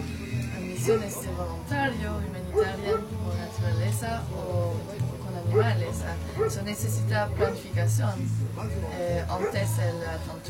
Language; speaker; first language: Spanish; non-native, learner; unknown